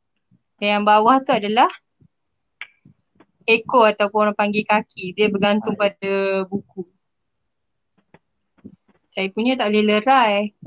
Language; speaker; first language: Malay; native; Malay